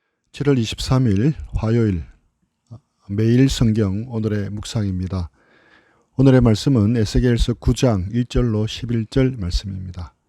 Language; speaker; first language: Korean; native; Korean